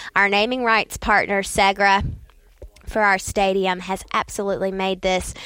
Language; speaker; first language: English; native; English